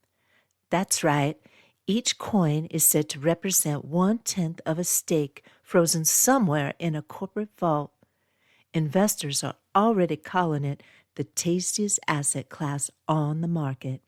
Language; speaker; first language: English; native; English